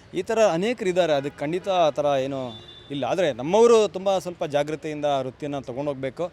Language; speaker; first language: Kannada; native; Kannada